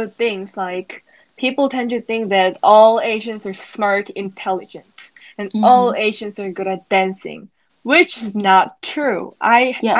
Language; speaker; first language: English; non-native, fluent; Korean